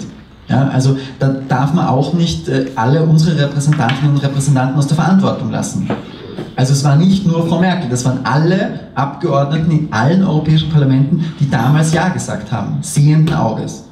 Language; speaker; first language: German; native; German